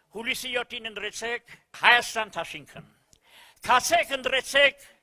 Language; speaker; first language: Armenian; early bilingual, heritage; Armenian